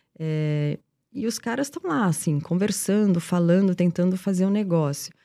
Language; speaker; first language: Portuguese; native; Portuguese